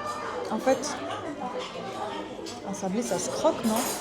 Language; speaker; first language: French; native; French